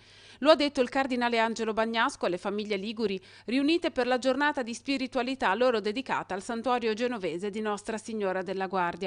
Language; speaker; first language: Italian; native; Italian